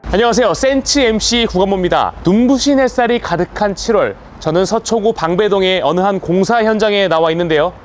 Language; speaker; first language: Korean; native; Korean